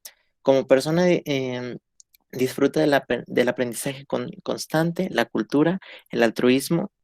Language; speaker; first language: Spanish; native; Spanish